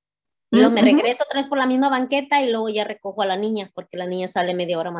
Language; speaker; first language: Spanish; native; Spanish